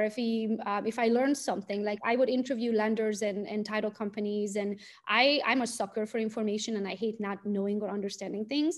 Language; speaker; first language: English; non-native, fluent; Romanian